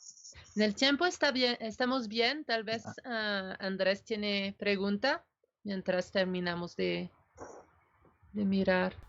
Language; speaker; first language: Spanish; non-native, fluent; French